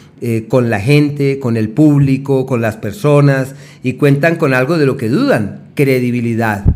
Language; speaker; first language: Spanish; native; Spanish